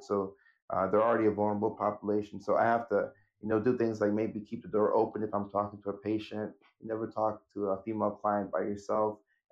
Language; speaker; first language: English; native; English